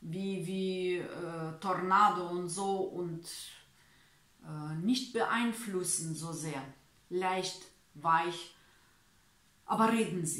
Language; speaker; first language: German; non-native, learner; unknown